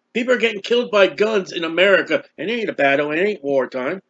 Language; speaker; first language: English; native; English